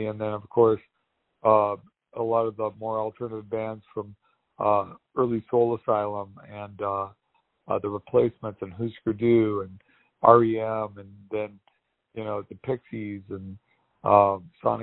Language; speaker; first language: English; native; English